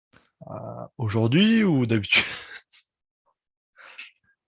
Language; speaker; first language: French; native; French